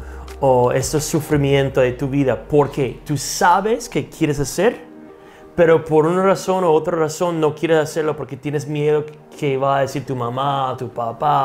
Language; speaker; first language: Spanish; non-native, fluent; English